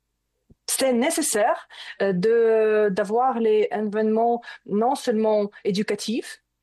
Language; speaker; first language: French; non-native, learner; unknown